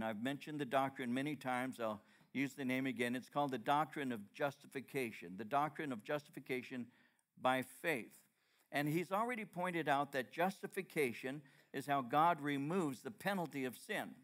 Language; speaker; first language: English; native; English